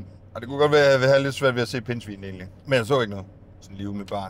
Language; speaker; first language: Danish; native; Danish